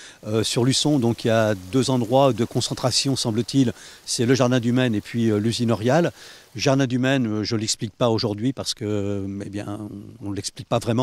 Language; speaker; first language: French; native; French